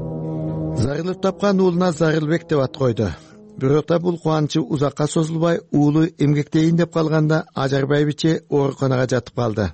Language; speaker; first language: Kyrgyz; native; Kyrgyz